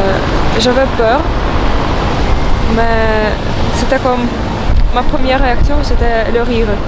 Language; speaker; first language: French; non-native, fluent; Ukrainian